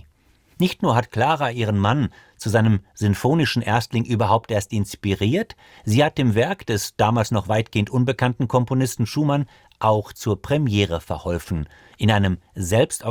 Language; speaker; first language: German; native; German